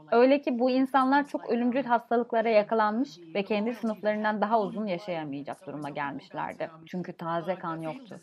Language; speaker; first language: Turkish; native; Turkish